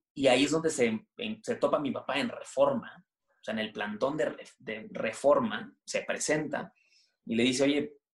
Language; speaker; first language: Spanish; native; Spanish